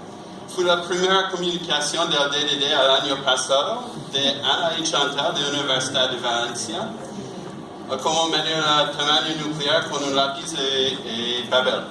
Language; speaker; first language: Spanish; non-native, learner; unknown